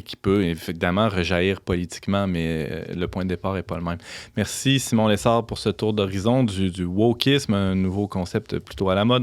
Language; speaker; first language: French; native; French